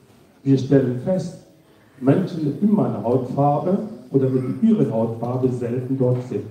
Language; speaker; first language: German; non-native, fluent; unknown